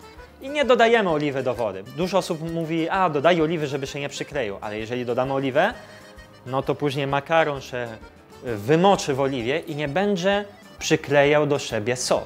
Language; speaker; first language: Polish; non-native, fluent; Italian